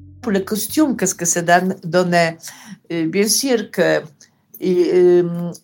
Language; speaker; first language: French; non-native, learner; Polish